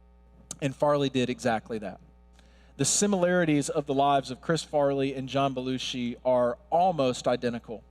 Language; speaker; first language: English; native; English